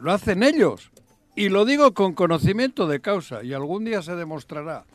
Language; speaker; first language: Spanish; native; Spanish